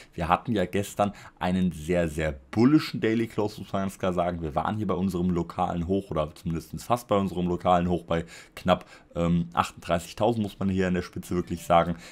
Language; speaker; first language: German; native; German